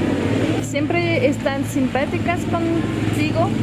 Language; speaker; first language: Spanish; non-native, learner; French